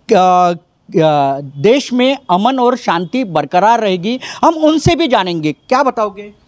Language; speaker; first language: Hindi; non-native, local second language; Marathi